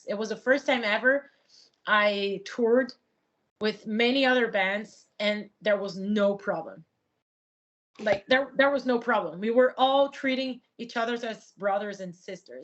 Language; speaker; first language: English; non-native, fluent; Portuguese